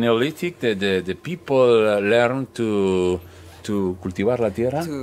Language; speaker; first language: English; non-native, learner; Spanish